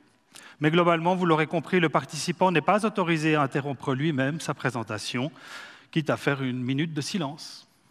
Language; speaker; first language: French; native; French